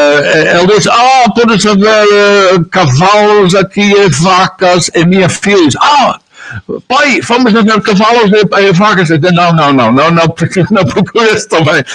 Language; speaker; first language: Portuguese; non-native, learner; Dutch